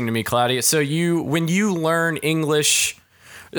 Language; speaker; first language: English; native; English